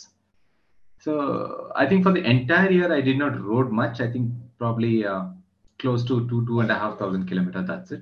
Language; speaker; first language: English; non-native, local second language; Kannada